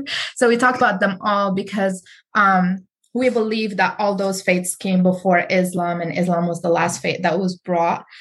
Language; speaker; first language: English; non-native, fluent; Arabic